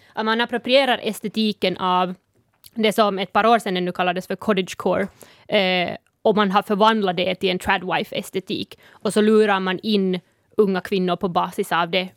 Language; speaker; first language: Swedish; non-native, local second language; Northern Sami